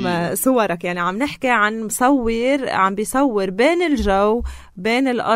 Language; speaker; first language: Arabic; native; Arabic